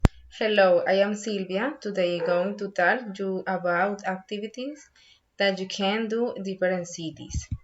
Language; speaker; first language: English; non-native, learner; Spanish